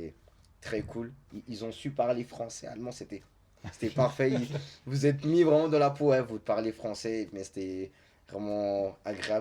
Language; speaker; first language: French; native; French